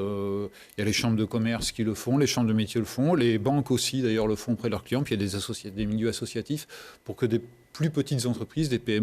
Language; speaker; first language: French; native; French